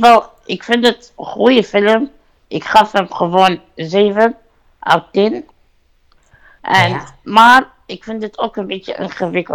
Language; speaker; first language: Dutch; non-native, learner; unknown